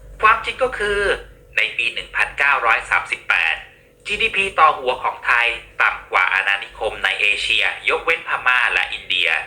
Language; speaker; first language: Thai; native; Thai